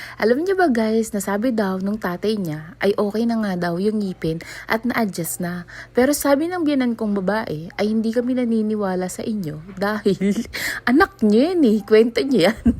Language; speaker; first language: Filipino; native; Filipino